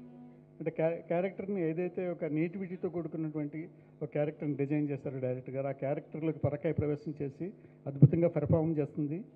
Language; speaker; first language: Telugu; native; Telugu